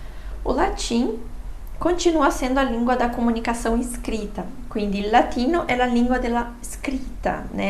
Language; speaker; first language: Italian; non-native, fluent; Portuguese